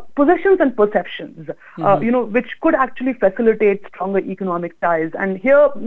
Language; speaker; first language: English; non-native, local second language; Hindi